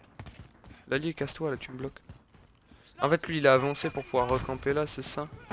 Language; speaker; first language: French; native; French